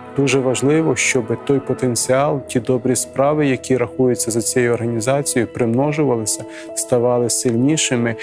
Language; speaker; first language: Ukrainian; native; Ukrainian